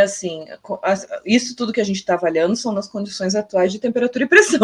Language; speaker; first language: Portuguese; native; Portuguese